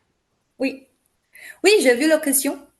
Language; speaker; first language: French; non-native, fluent; Italian